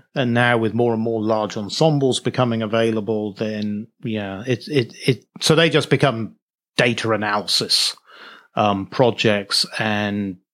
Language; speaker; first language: English; native; English